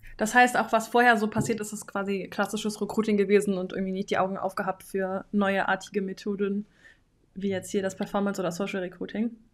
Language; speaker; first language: German; native; German